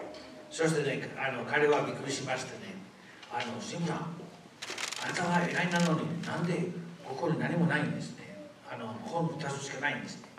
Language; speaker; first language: Japanese; non-native, fluent; Spanish